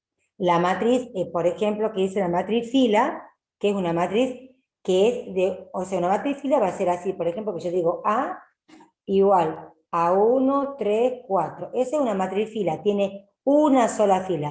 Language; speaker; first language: Spanish; native; Spanish